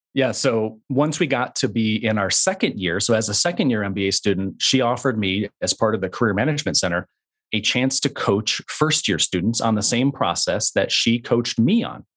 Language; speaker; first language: English; native; English